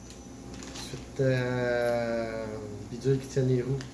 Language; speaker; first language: French; native; French